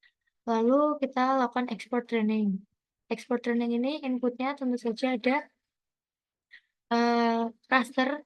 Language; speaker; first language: Indonesian; native; Indonesian